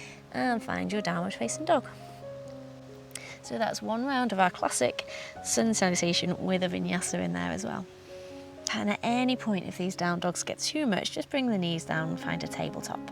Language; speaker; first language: English; native; English